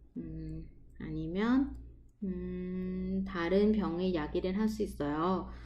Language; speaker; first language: Korean; non-native, fluent; Vietnamese